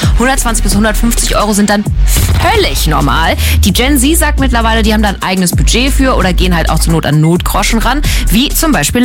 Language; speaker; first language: German; native; German